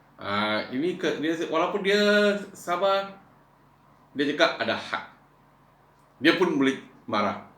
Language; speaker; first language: Malay; non-native, local second language; Iban